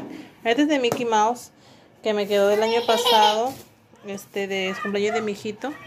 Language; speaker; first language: Spanish; native; Spanish